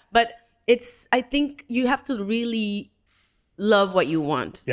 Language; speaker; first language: English; non-native, fluent; Spanish